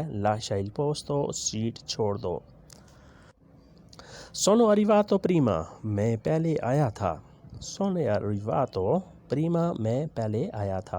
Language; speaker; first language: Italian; non-native, learner; Urdu